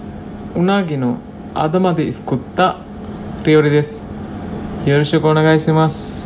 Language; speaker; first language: Japanese; non-native, learner; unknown